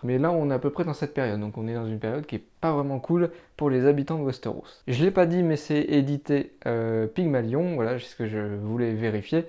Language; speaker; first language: French; native; French